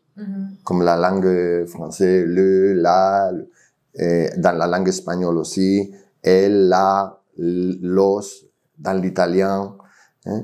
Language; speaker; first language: French; non-native, fluent; Spanish